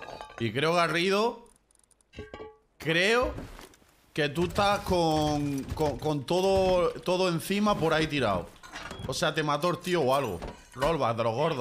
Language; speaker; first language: Spanish; native; Spanish